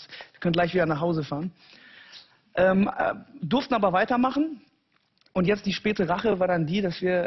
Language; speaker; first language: German; native; German